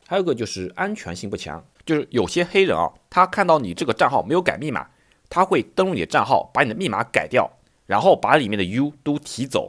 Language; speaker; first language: Chinese; native; Chinese